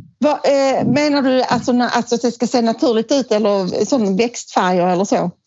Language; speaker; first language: Swedish; native; Swedish